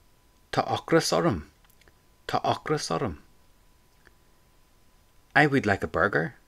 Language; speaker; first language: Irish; non-native, local second language; English